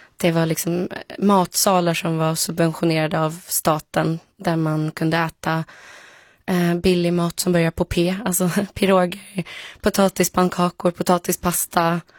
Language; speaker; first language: Swedish; early bilingual, other home language; Polish